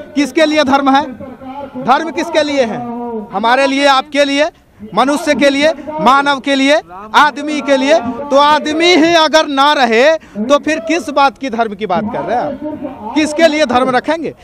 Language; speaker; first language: Hindi; native; Hindi